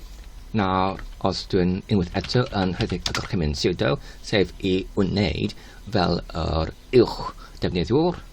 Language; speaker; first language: Welsh; non-native, learner; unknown